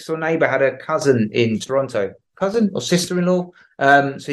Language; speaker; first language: English; native; English